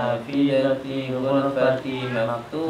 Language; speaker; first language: Arabic; non-native, learner; Indonesian